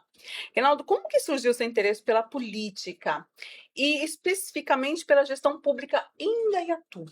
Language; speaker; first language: Portuguese; native; Portuguese